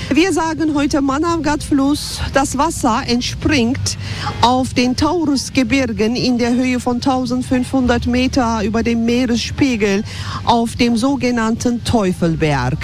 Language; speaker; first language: German; non-native, fluent; Turkish